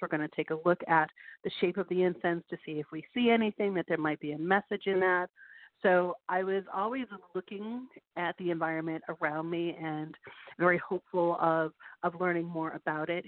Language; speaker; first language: English; native; English